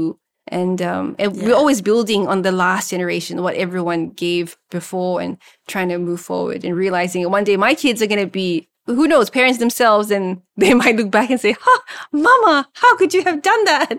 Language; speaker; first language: English; non-native, local second language; Malay